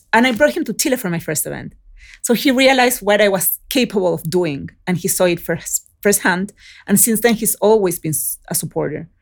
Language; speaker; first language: English; early bilingual, other home language; Spanish